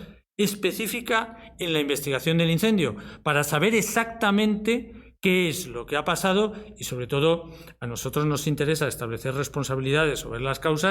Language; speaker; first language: Spanish; native; Spanish